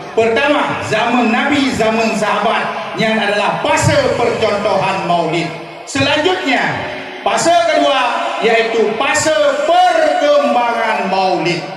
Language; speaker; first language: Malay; non-native, local second language; Achinese